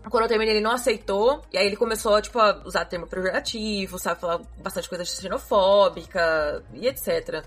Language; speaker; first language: Portuguese; native; Portuguese